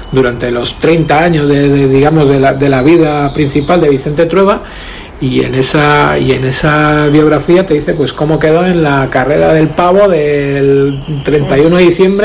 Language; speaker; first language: Spanish; native; Spanish